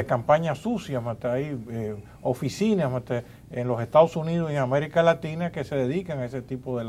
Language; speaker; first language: Spanish; native; Spanish